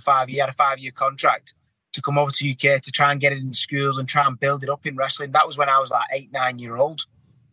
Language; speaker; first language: English; native; English